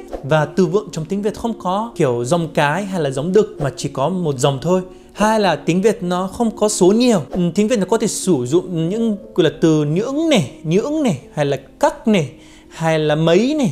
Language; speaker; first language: Vietnamese; non-native, fluent; Arabic